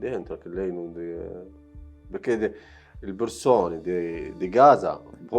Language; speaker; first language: Italian; non-native, learner; Arabic